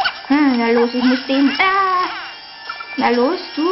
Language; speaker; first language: German; native; German